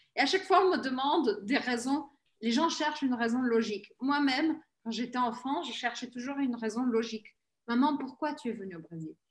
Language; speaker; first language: French; early bilingual, heritage; Portuguese